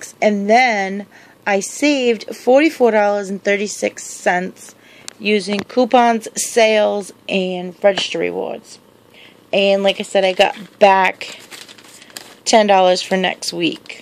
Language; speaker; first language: English; native; English